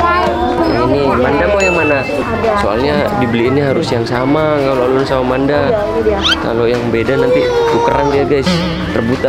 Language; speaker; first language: Indonesian; native; Indonesian